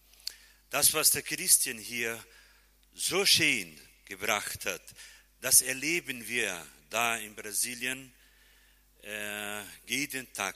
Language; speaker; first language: German; non-native, fluent; Portuguese